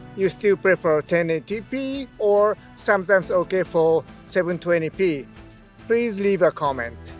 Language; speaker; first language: English; non-native, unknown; Japanese